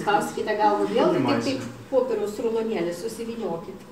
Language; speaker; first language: Lithuanian; native; Lithuanian